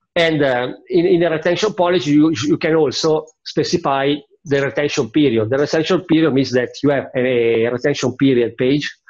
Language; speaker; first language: English; non-native, fluent; Italian